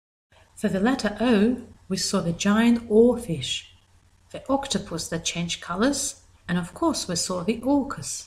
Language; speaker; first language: English; native; English